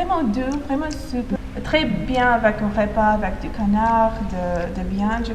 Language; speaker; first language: French; non-native, fluent; English